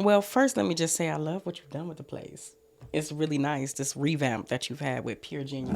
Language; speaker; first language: English; native; English